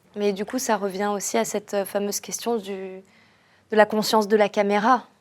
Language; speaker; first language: French; native; French